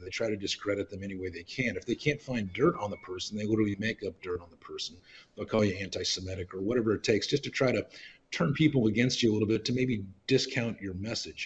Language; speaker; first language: English; native; English